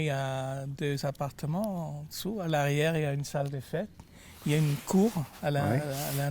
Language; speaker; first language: French; non-native, fluent; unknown